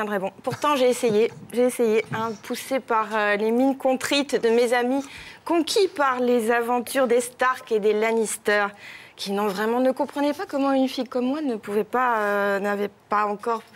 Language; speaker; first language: French; native; French